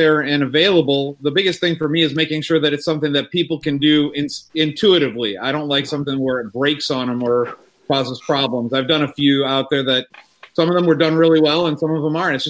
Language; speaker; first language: English; native; English